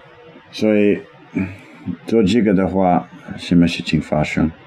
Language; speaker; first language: Chinese; non-native, learner; English